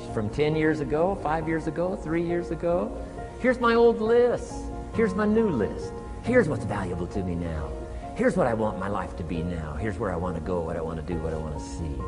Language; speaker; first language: English; native; English